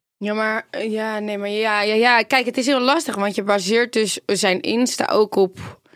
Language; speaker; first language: Dutch; native; Dutch